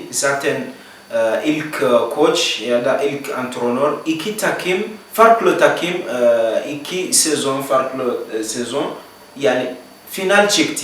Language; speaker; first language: Turkish; non-native, learner; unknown